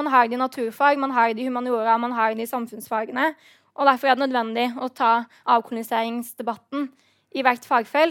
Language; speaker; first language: Norwegian; native; Norwegian